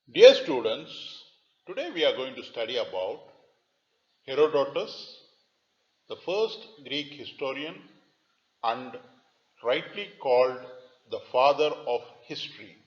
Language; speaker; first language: English; non-native, local second language; Tamil